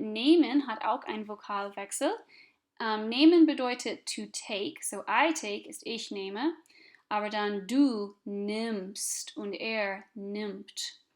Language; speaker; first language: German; non-native, fluent; English